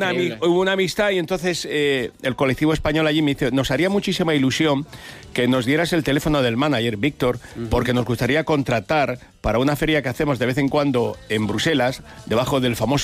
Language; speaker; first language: Spanish; native; Spanish